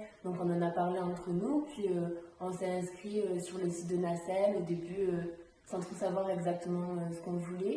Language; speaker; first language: French; native; French